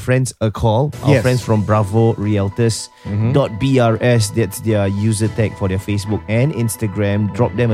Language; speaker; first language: English; native; English